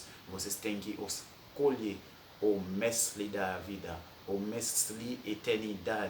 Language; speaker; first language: Portuguese; non-native, fluent; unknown